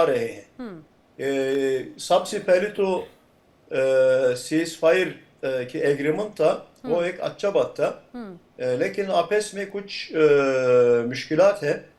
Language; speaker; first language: Hindi; non-native, fluent; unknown